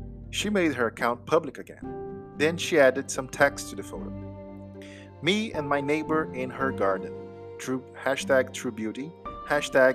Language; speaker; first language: English; non-native, fluent; Portuguese